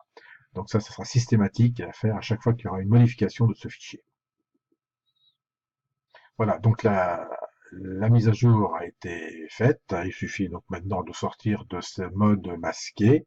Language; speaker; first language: French; native; French